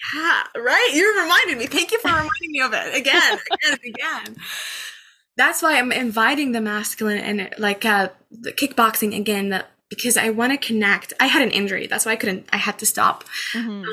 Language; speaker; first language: English; non-native, fluent; Arabic